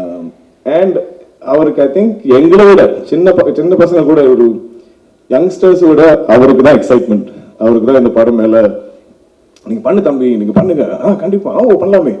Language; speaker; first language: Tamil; non-native, local second language; Malayalam